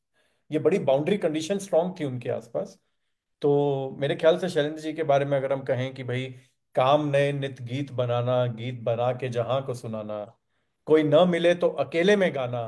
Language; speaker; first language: Hindi; native; Hindi